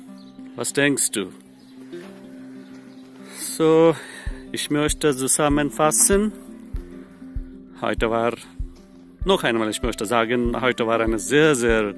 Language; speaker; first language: German; non-native, learner; Marathi